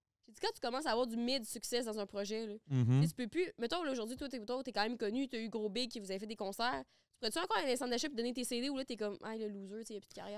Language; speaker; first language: French; native; French